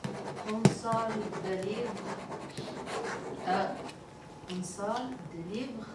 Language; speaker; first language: French; non-native, learner; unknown